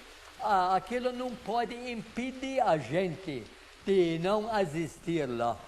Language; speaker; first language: Portuguese; non-native, local second language; Low German